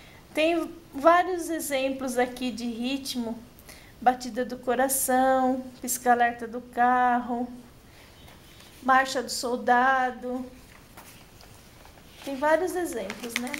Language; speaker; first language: Portuguese; native; Portuguese